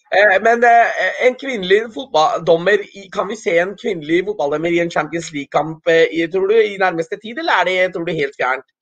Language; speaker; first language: Norwegian; early bilingual, other home language; Urdu